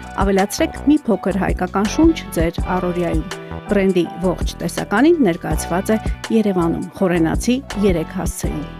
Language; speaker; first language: Armenian; native; Armenian